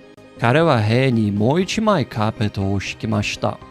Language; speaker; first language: Japanese; non-native, learner; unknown